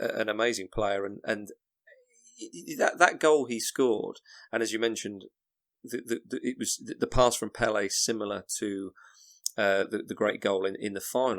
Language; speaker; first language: English; native; English